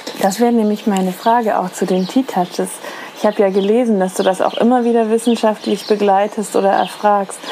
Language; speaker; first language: German; native; German